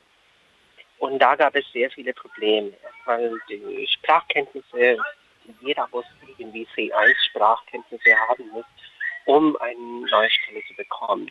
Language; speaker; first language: German; non-native, fluent; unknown